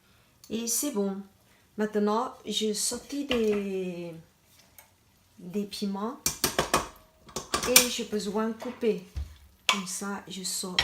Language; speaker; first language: French; non-native, learner; Chinese